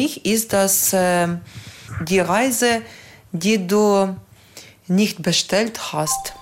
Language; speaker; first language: German; non-native, fluent; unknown